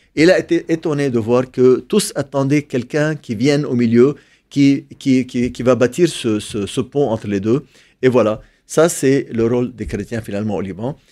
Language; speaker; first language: French; non-native, local second language; Arabic